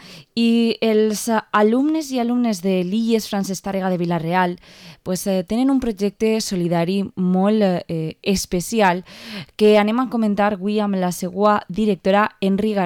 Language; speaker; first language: Catalan; native; Catalan